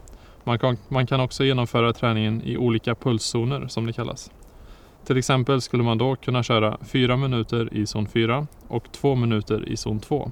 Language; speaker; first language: Swedish; native; Swedish